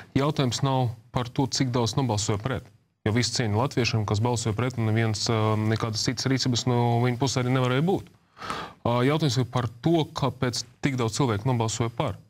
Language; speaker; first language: Latvian; non-native, local second language; Russian